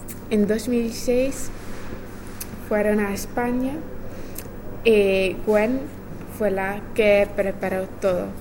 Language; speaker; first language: Spanish; non-native, fluent; English